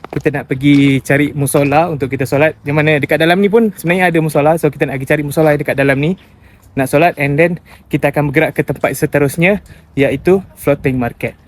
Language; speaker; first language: Malay; native; Malay